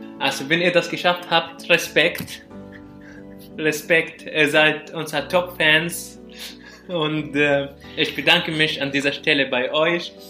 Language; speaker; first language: German; non-native, fluent; Arabic